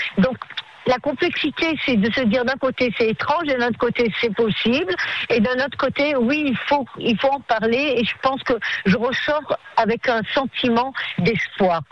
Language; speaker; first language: French; native; French